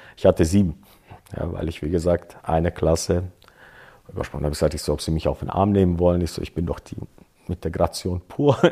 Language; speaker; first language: German; early bilingual, other home language; Croatian